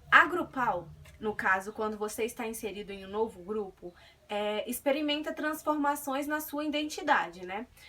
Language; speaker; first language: Portuguese; native; Portuguese